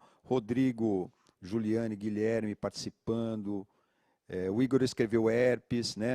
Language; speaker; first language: Portuguese; native; Portuguese